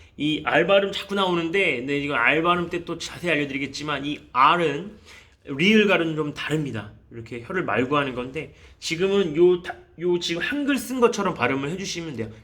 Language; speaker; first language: Korean; native; Korean